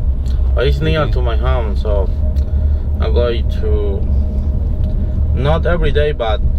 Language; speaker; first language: English; non-native, learner; Spanish